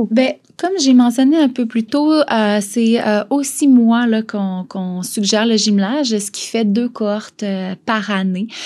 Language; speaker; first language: French; native; French